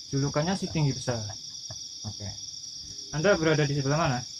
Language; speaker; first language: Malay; non-native, local second language; Javanese